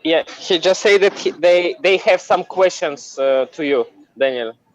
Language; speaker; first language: English; non-native, fluent; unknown